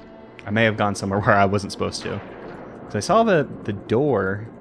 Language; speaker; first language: English; native; English